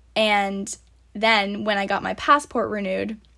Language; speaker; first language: English; native; English